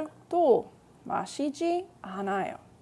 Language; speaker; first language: Korean; non-native, fluent; English